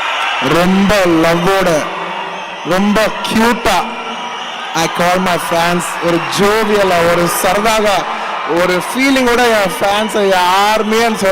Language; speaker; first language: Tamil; non-native, local second language; Telugu